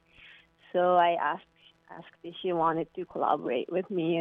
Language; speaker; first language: English; non-native, fluent; Japanese